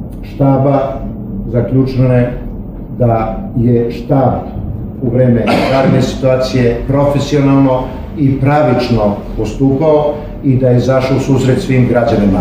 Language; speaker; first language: Serbian; native; Serbian